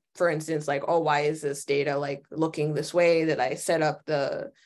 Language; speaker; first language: English; native; English